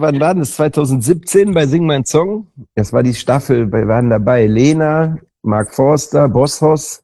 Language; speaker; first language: German; native; German